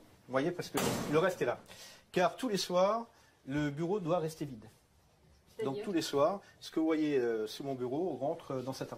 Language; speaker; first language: French; native; French